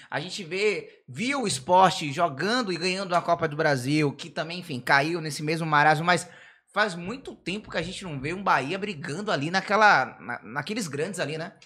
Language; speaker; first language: Portuguese; native; Portuguese